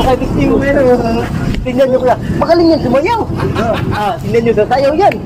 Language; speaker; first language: Filipino; non-native, local second language; Cebuano